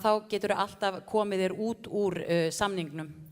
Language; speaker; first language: Icelandic; native; Icelandic